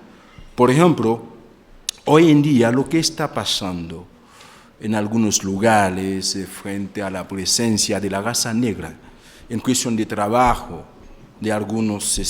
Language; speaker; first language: Spanish; non-native, fluent; Haitian Creole